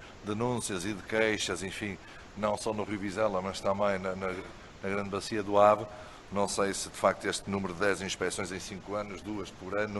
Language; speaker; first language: Portuguese; native; Portuguese